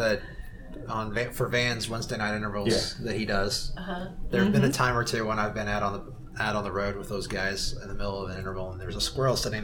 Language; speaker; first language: English; native; English